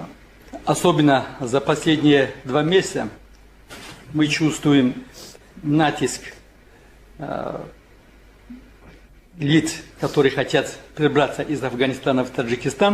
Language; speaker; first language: Russian; non-native, local second language; Tajik